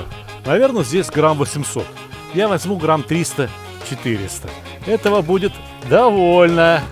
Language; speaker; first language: Russian; native; Russian